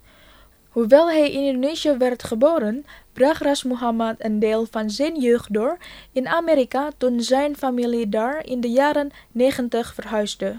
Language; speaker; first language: Dutch; non-native, fluent; Indonesian